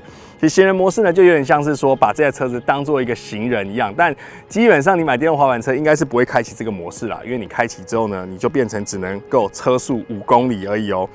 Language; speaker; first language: Chinese; native; Chinese